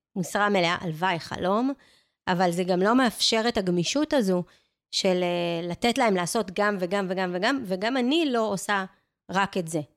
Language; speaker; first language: Hebrew; native; Hebrew